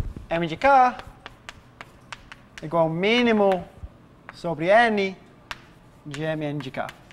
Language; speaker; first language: Portuguese; non-native, fluent; English